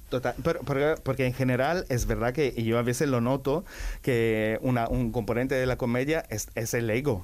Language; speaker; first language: Spanish; non-native, fluent; Italian